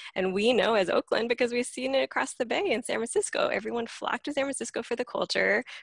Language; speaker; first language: English; native; English